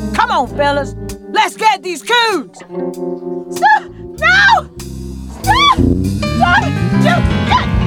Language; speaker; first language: English; native; English